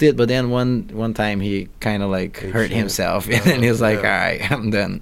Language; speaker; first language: English; non-native, fluent; Portuguese